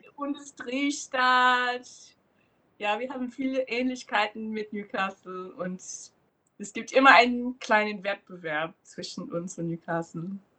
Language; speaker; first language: German; non-native, fluent; English